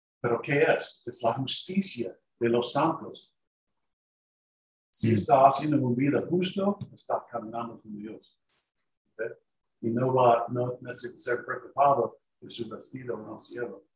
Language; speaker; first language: Spanish; non-native, learner; English